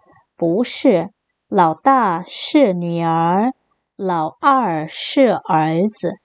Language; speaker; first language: Chinese; non-native, fluent; Korean